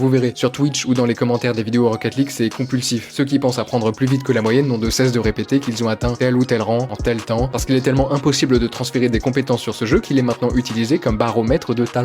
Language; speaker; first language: French; native; French